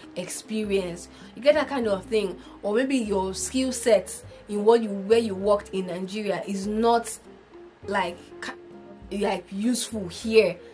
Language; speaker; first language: English; non-native, local second language; Igbo